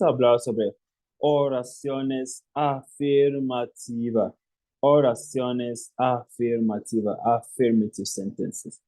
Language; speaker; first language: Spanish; non-native, fluent; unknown